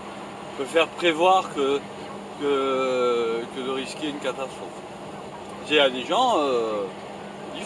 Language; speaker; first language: French; native; French